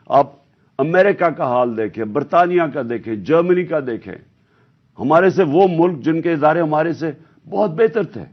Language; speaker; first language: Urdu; native; Urdu